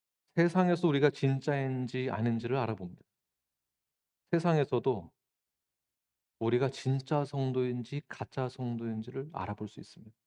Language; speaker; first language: Korean; native; Korean